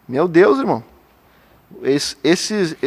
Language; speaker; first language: Portuguese; native; Portuguese